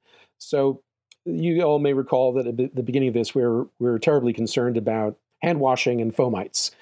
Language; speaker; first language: English; native; English